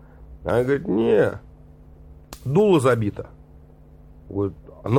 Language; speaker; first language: Russian; native; Russian